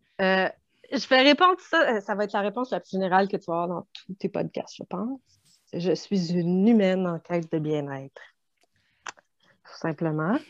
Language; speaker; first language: French; native; French